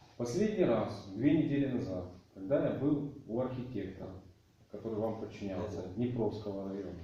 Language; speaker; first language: Russian; native; Russian